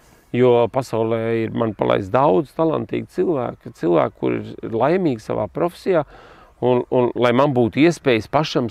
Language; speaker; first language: Latvian; native; Latvian